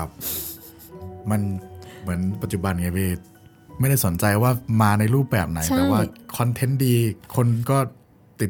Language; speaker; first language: Thai; native; Thai